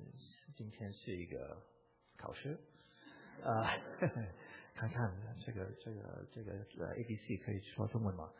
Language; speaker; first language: Chinese; non-native, fluent; English